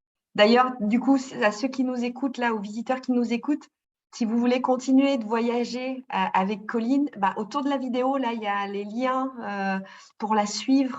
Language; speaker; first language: French; native; French